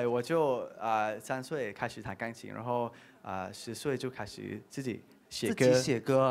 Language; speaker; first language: Chinese; non-native, learner; Thai